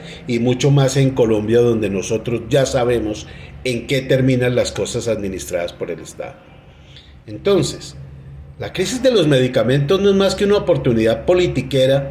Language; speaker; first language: Spanish; native; Spanish